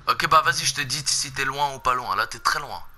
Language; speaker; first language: French; native; French